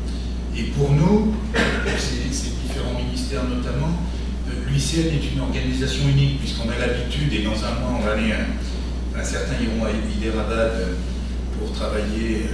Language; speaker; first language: French; native; French